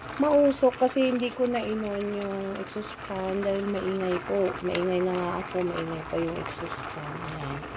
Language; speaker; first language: Filipino; non-native, local second language; Iloko